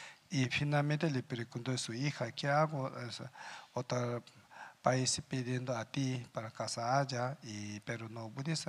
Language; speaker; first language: Spanish; non-native, learner; Tibetan